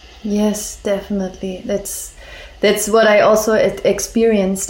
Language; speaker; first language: English; non-native, fluent; German